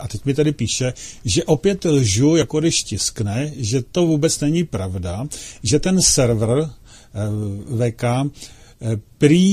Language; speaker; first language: Czech; native; Czech